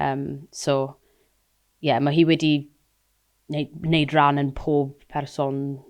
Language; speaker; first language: Welsh; non-native, local second language; English